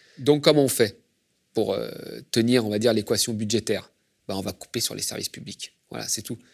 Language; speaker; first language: French; native; French